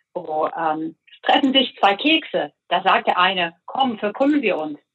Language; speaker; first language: German; non-native, fluent; English